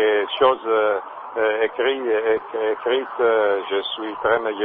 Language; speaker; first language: French; non-native, learner; Italian